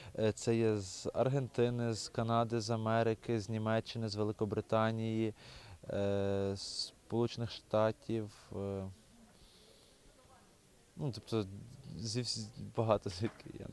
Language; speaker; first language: Ukrainian; native; Ukrainian